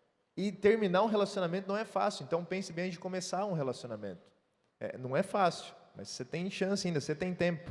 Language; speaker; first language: Portuguese; native; Portuguese